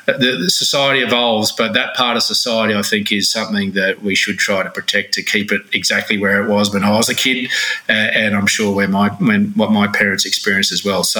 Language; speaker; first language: English; native; English